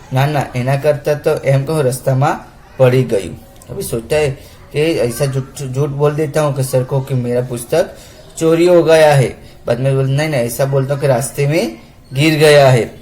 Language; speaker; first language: Hindi; non-native, local second language; Gujarati